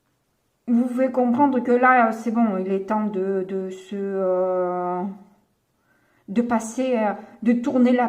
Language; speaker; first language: French; native; French